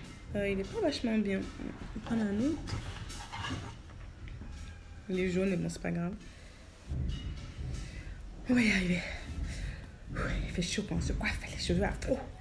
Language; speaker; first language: French; native; French